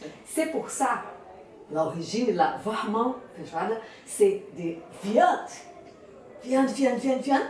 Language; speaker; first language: French; non-native, learner; Portuguese